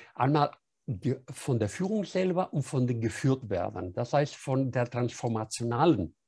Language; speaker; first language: German; non-native, fluent; Spanish